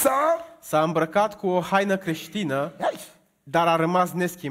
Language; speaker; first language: Romanian; native; Romanian